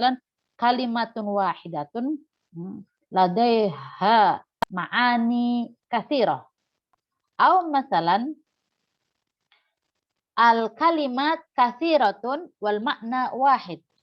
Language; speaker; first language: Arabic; non-native, learner; Indonesian